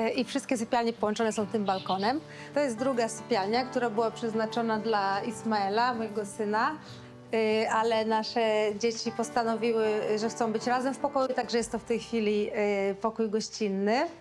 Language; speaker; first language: Polish; native; Polish